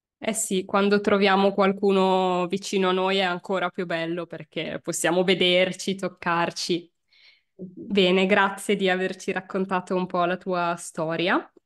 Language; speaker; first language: Italian; native; Italian